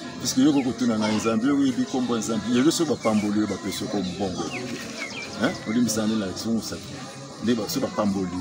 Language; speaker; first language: Lingala; non-native, local second language; Kongo